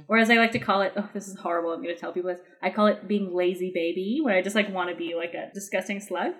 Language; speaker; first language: English; early bilingual, other home language; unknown